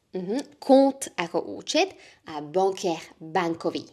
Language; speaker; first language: Slovak; native; Slovak